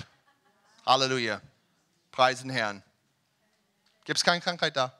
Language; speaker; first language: German; non-native, learner; English